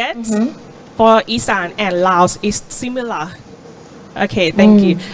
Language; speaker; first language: English; non-native, learner; Thai